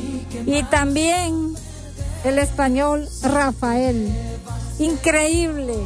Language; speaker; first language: Spanish; native; Spanish